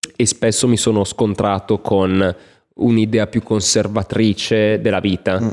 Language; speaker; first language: Italian; native; Italian